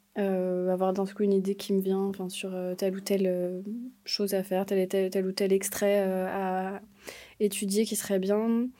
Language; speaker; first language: French; native; French